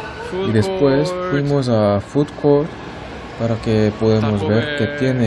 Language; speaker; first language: Spanish; non-native, learner; Korean